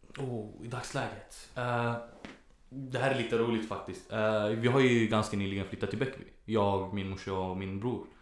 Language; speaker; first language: Swedish; early bilingual, other home language; Arabic